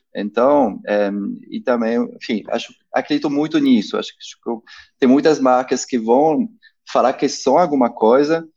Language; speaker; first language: Portuguese; non-native, fluent; French